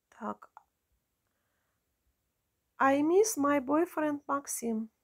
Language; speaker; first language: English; non-native, learner; Russian